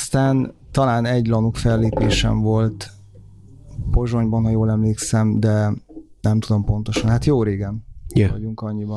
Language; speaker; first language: Hungarian; native; Hungarian